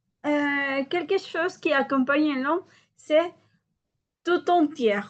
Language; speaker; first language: French; non-native, learner; Spanish